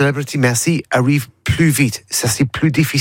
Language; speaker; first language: French; non-native, learner; English